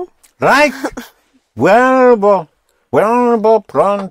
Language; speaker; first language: Spanish; non-native, fluent; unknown